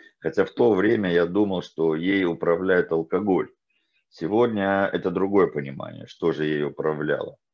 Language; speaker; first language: Russian; native; Russian